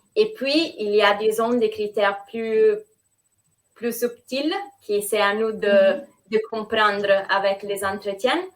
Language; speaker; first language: French; non-native, fluent; Italian